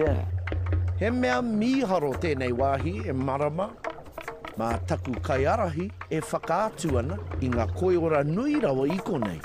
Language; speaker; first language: Māori; non-native, local second language; English